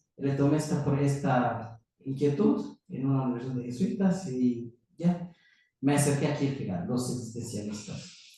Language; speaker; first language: Spanish; non-native, fluent; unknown